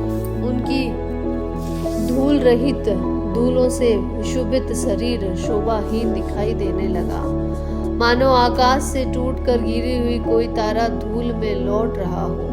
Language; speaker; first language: Hindi; native; Hindi